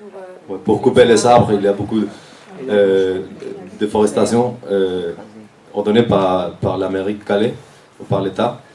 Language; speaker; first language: French; non-native, fluent; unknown